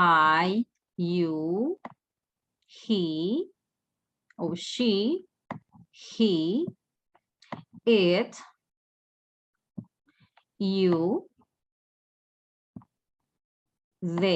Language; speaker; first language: English; non-native, fluent; Spanish